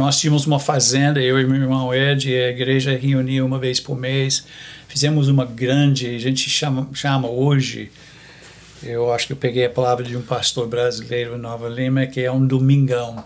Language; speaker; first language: Portuguese; non-native, fluent; English